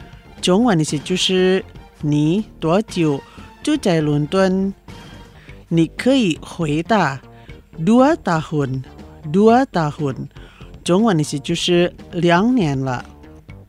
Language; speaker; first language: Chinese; non-native, fluent; Indonesian